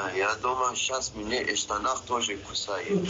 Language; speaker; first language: Russian; non-native, learner; Persian